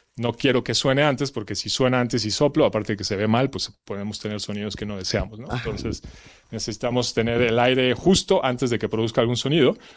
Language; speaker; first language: Spanish; native; Spanish